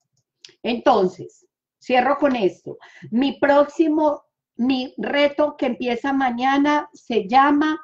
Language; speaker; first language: Spanish; native; Spanish